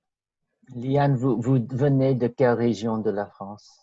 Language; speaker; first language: French; non-native, fluent; English